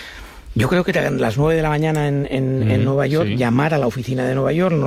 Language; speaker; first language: Spanish; native; Spanish